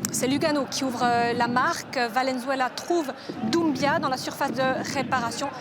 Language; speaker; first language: French; native; French